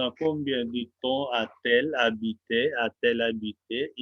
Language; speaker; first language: French; non-native, fluent; Hindi